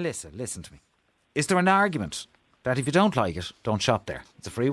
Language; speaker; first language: English; native; English